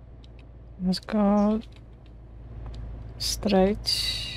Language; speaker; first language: English; non-native, learner; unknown